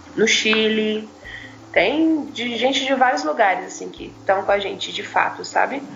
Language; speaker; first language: Portuguese; native; Portuguese